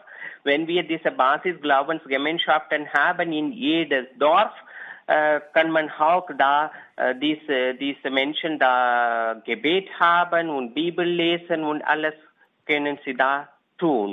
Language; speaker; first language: German; non-native, learner; Tamil